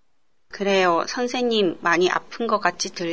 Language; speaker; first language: Korean; non-native, learner; Japanese